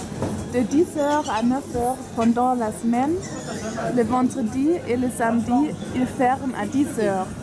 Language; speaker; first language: French; non-native, learner; German